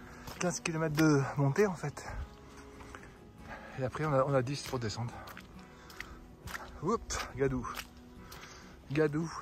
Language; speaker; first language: French; native; French